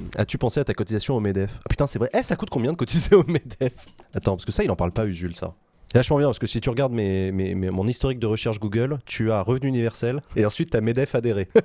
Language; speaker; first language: French; native; French